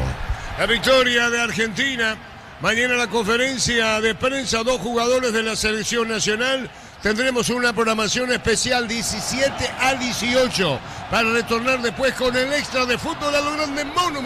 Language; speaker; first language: Spanish; native; Spanish